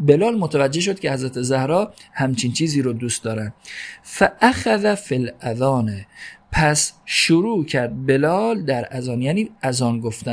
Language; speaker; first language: Persian; native; Persian